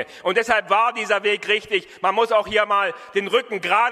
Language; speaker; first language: German; native; German